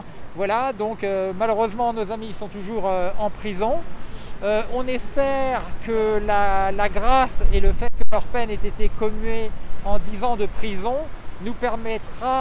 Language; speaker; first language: French; native; French